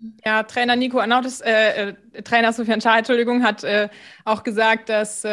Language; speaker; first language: German; native; German